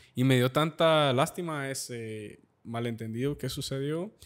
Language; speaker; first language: Spanish; native; Spanish